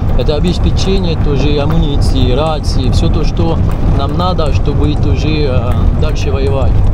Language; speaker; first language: Russian; non-native, fluent; French